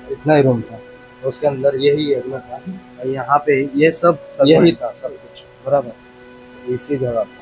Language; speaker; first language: Hindi; non-native, local second language; Marathi